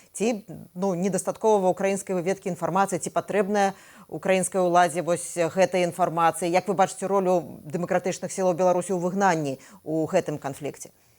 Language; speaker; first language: Belarusian; native; Belarusian